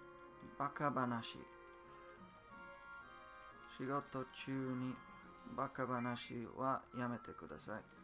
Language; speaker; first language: Japanese; non-native, learner; English